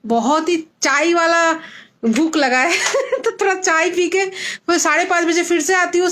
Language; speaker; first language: Hindi; non-native, local second language; Bangla